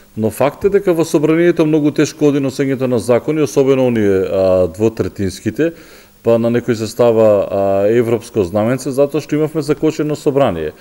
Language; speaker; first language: Macedonian; native; Macedonian